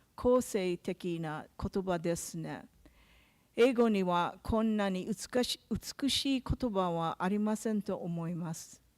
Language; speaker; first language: Japanese; non-native, learner; English